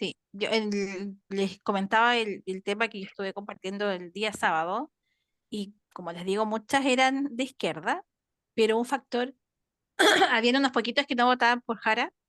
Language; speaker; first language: Spanish; native; Spanish